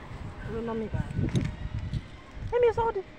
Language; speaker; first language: Italian; non-native, learner; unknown